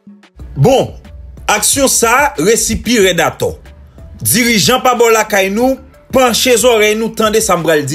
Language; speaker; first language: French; non-native, local second language; Haitian Creole